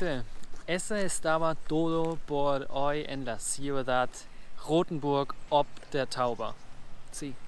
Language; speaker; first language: Spanish; non-native, learner; German